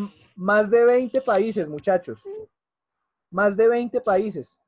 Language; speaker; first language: Spanish; native; Spanish